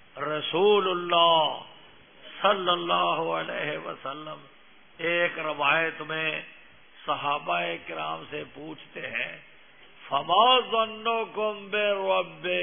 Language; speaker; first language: Urdu; non-native, local second language; Punjabi